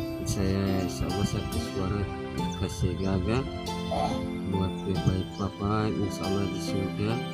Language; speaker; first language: Indonesian; non-native, local second language; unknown